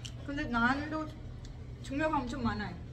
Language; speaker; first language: Korean; non-native, learner; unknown